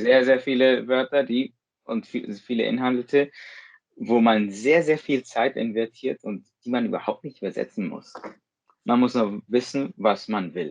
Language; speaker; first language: German; non-native, fluent; Spanish